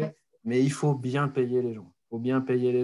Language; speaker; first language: French; native; French